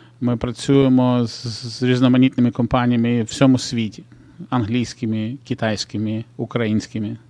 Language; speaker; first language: Ukrainian; non-native, local second language; Russian